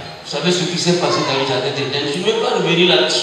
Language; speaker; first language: French; non-native, local second language; Ewe